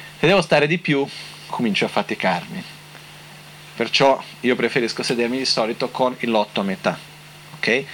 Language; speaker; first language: Italian; non-native, fluent; Portuguese